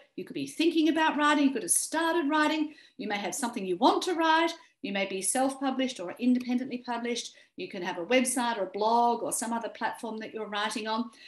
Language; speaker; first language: English; native; English